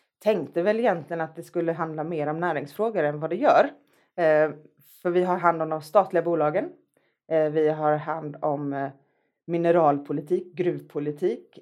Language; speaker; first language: Swedish; native; Swedish